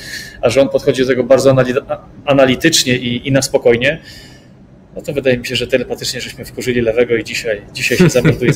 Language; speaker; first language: Polish; native; Polish